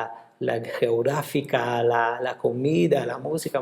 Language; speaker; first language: Spanish; non-native, fluent; Hebrew